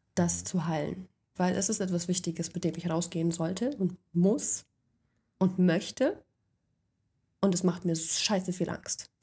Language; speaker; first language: German; native; German